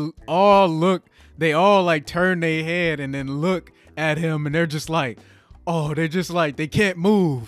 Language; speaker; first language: English; native; English